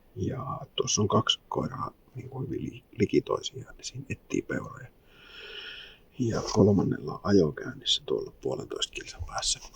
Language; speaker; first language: Finnish; native; Finnish